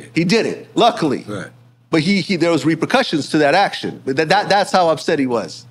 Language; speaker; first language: English; native; English